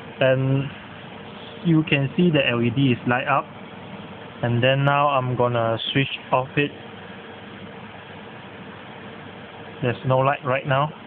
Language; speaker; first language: English; non-native, local second language; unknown